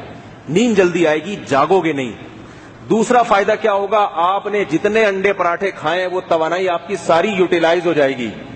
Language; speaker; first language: Urdu; native; Urdu